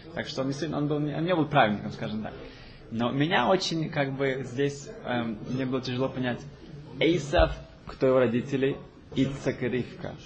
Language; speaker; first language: Russian; early bilingual, heritage; Russian